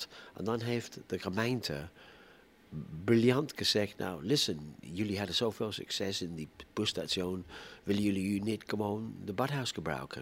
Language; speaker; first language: Dutch; non-native, fluent; English